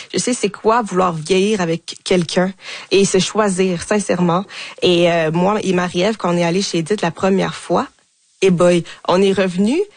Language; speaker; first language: French; native; French